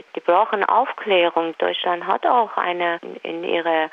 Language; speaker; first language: German; non-native, fluent; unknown